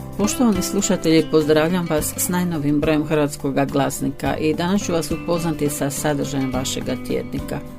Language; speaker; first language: Bosnian; early bilingual, heritage; Croatian